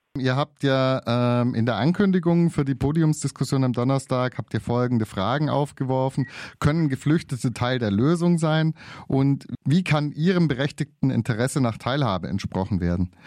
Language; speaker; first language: German; native; German